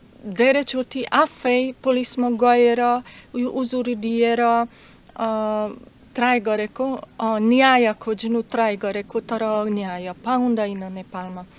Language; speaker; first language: Nepali; non-native, fluent; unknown